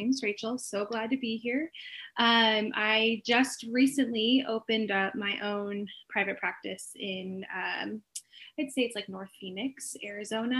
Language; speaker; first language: English; native; English